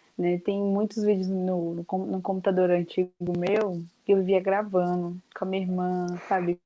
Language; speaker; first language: Portuguese; native; Portuguese